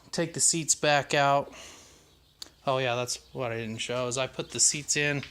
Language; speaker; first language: English; native; English